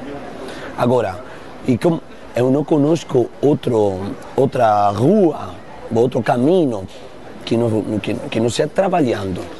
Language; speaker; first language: Portuguese; non-native, learner; Spanish